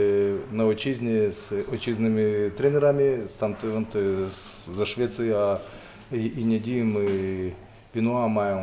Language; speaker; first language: Polish; non-native, fluent; Russian